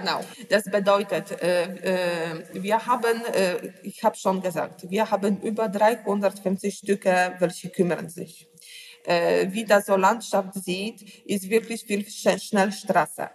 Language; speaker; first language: German; non-native, learner; Polish